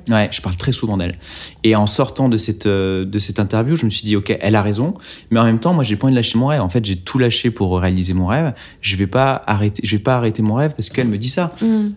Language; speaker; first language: French; native; French